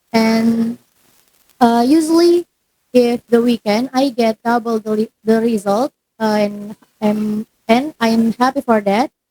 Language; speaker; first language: English; non-native, learner; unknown